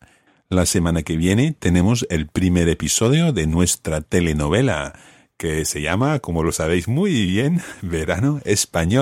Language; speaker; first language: Spanish; non-native, fluent; English